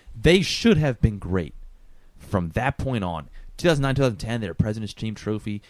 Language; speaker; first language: English; native; English